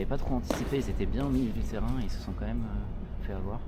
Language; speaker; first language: French; native; French